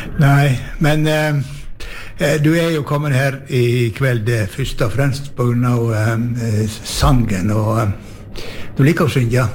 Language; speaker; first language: Norwegian; native; Norwegian